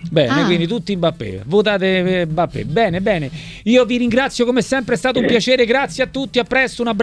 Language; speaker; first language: Italian; native; Italian